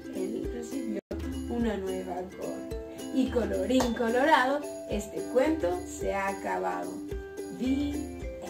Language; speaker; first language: Spanish; native; Spanish